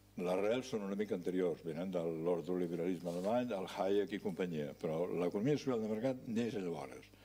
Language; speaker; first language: Catalan; native; Catalan